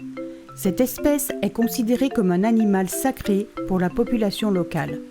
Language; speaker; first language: French; native; French